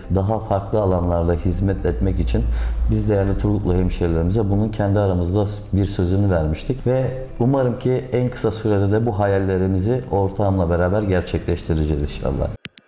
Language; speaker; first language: Turkish; native; Turkish